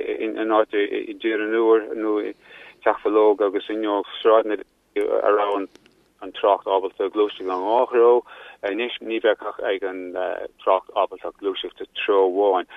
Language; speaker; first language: Irish; non-native, local second language; English